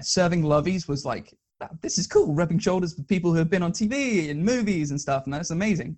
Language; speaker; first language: English; native; English